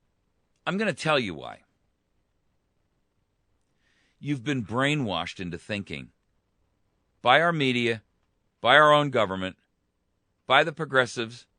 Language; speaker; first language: English; native; English